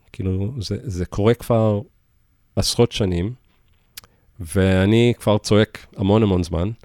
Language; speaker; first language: Hebrew; early bilingual, other home language; English